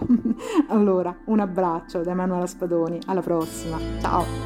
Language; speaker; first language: Italian; native; Italian